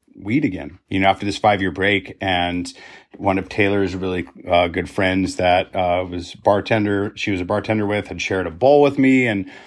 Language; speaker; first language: English; native; English